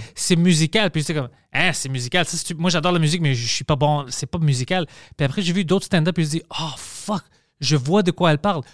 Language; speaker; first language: French; non-native, local second language; English